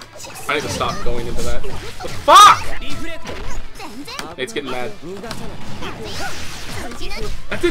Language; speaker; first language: English; native; English